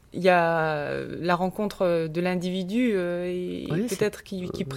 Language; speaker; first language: French; native; French